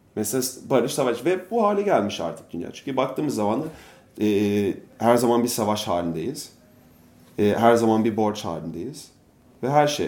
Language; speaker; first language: Turkish; non-native, fluent; English